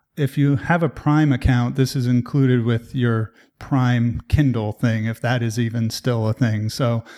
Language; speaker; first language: English; native; English